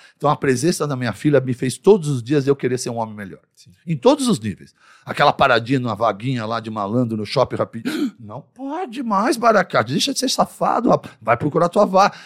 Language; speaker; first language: Portuguese; early bilingual, other home language; Arabic